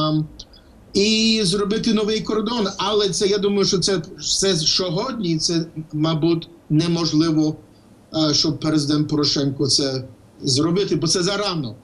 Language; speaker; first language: Ukrainian; early bilingual, heritage; Ukrainian